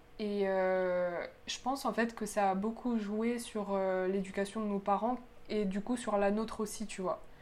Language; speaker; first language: French; early bilingual, other home language; Polish